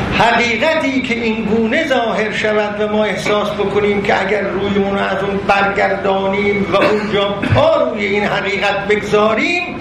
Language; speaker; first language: Persian; non-native, local second language; Azerbaijani